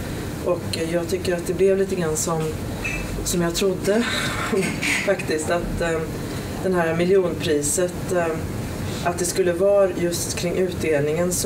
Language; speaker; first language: Swedish; native; Swedish